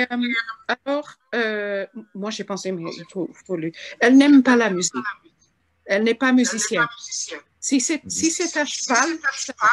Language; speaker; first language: French; non-native, fluent; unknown